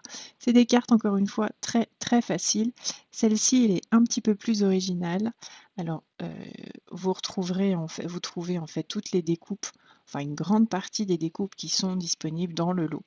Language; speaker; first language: French; native; French